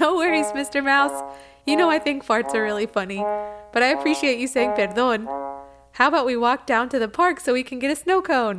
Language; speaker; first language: English; native; English